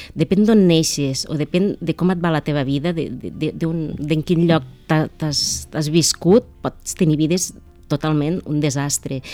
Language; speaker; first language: Catalan; native; Catalan